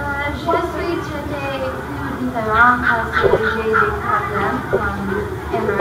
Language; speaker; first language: French; non-native, learner; English